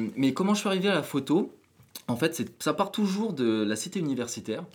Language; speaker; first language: French; native; French